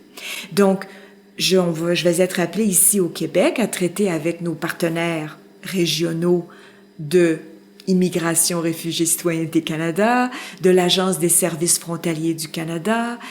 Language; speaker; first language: French; native; French